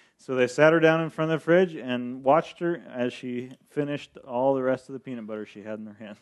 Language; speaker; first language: English; early bilingual, other home language; Spanish